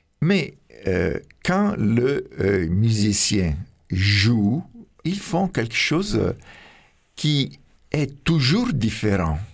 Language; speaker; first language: French; non-native, fluent; Italian